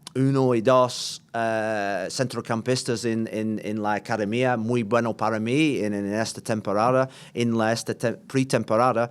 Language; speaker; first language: Spanish; non-native, learner; English